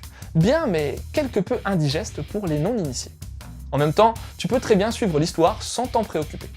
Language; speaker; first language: French; native; French